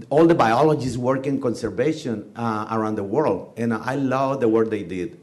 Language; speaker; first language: English; non-native, fluent; Spanish